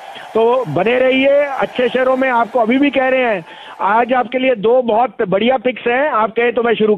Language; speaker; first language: Hindi; native; Hindi